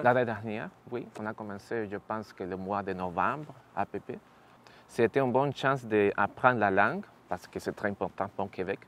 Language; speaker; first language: French; non-native, learner; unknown